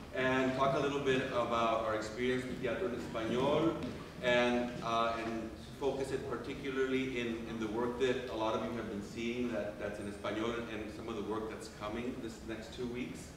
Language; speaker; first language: English; non-native, fluent; Spanish